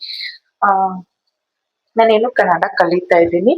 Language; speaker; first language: Kannada; non-native, learner; Hindi